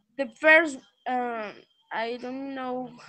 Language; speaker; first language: English; non-native, learner; Spanish